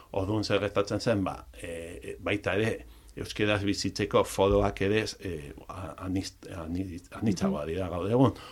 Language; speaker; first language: Basque; non-native, local second language; Spanish